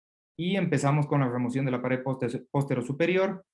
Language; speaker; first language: Spanish; native; Spanish